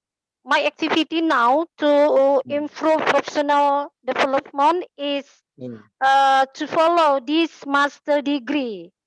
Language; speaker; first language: English; non-native, learner; Indonesian